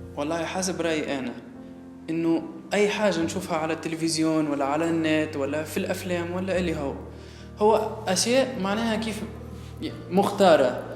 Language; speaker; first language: Arabic; native; Arabic